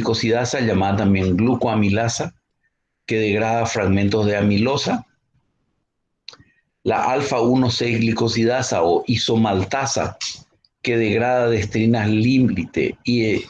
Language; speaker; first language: Spanish; native; Spanish